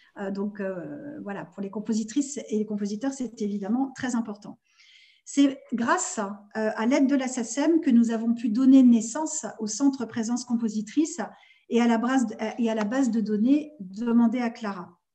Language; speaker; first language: French; native; French